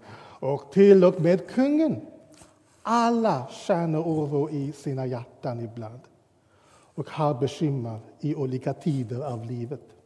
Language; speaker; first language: Swedish; non-native, fluent; English